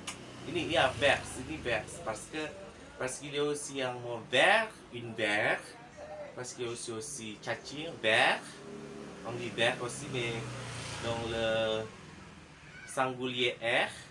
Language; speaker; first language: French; non-native, learner; Indonesian